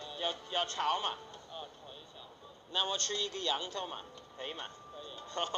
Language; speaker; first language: Chinese; non-native, learner; English